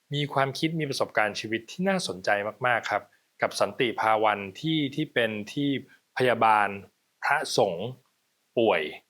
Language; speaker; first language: Thai; native; Thai